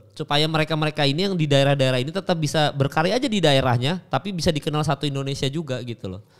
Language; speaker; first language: Indonesian; native; Indonesian